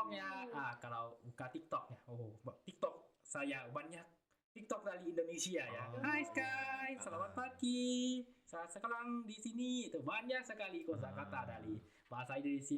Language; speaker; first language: Indonesian; non-native, learner; Thai